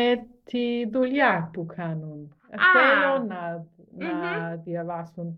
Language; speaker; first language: Greek; non-native, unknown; German